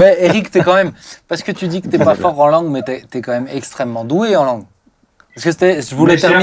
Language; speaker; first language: French; native; French